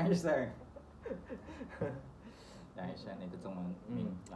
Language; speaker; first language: Chinese; non-native, learner; Thai